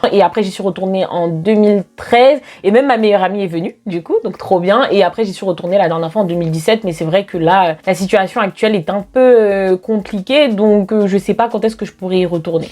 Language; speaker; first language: French; native; French